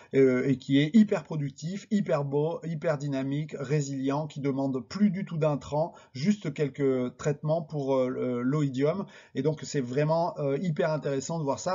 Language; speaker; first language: French; native; French